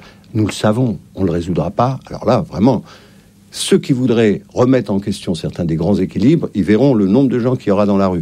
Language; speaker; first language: French; native; French